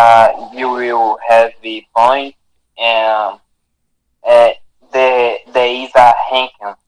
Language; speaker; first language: English; non-native, learner; Portuguese